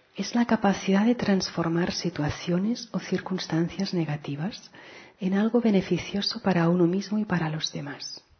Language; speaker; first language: Spanish; non-native, local second language; Catalan